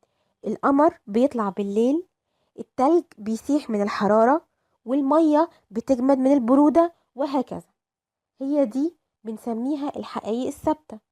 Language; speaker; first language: Arabic; native; Arabic